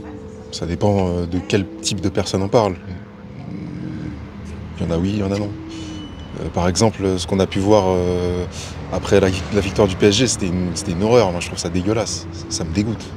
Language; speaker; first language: French; native; French